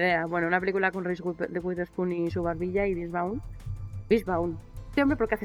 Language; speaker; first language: Spanish; native; Spanish